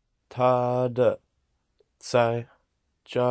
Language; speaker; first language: Chinese; non-native, learner; English